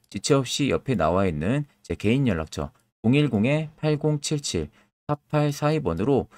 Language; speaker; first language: Korean; native; Korean